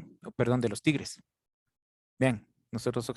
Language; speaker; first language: Spanish; native; Spanish